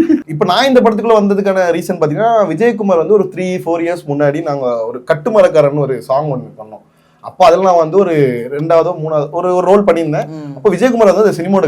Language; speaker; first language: Tamil; native; Tamil